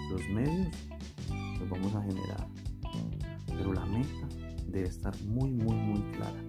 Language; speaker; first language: Spanish; native; Spanish